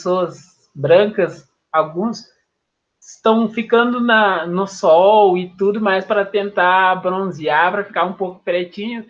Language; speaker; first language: Portuguese; non-native, fluent; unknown